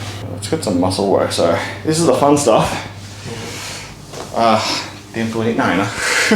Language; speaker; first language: English; native; English